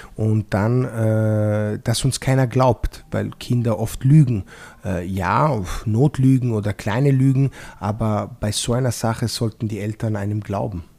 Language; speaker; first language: German; non-native, fluent; Italian